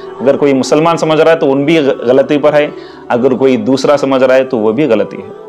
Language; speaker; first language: Urdu; native; Urdu